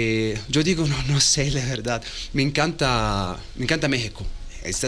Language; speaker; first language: Spanish; non-native, learner; Arabic